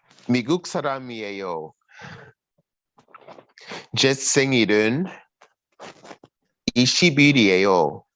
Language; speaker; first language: Korean; non-native, learner; English